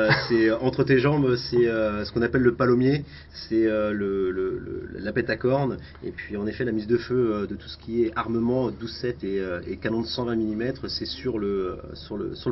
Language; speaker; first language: French; native; French